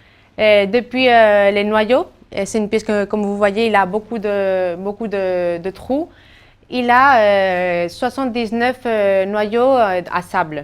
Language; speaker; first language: French; non-native, fluent; Spanish